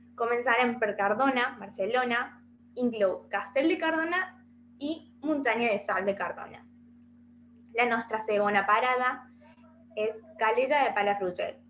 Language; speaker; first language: Catalan; non-native, learner; Spanish